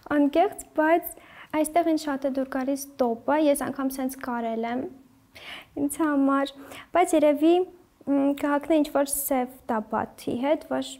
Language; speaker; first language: Armenian; early bilingual, heritage; Armenian